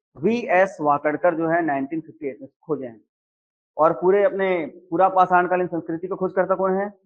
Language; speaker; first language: Hindi; native; Hindi